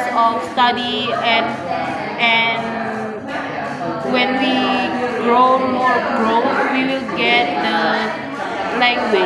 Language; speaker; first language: English; non-native, learner; Indonesian